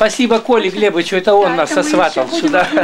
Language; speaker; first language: Russian; native; Russian